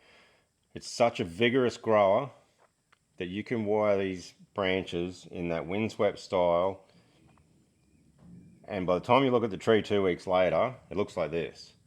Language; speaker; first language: English; native; English